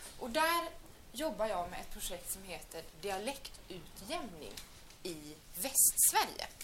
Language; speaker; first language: Swedish; native; Swedish